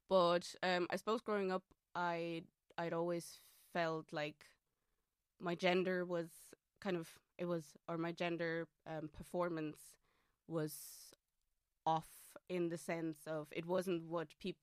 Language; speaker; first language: English; non-native, fluent; German